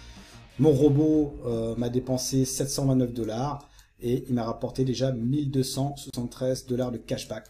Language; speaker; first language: French; native; French